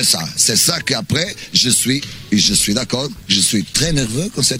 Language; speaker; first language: French; non-native, learner; Portuguese